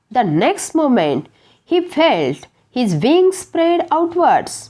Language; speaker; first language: English; non-native, local second language; Marathi